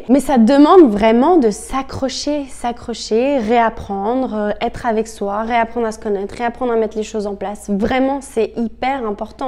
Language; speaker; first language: French; native; French